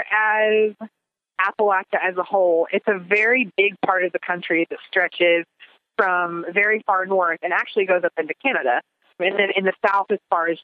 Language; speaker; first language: English; native; English